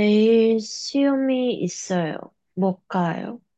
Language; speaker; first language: Korean; non-native, learner; Chinese